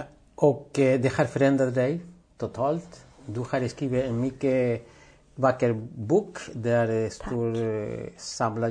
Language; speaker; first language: Swedish; non-native, fluent; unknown